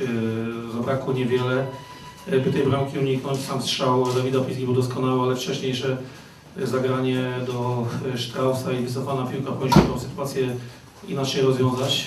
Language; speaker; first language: Polish; native; Polish